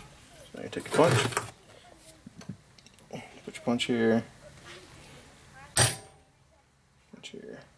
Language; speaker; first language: English; native; English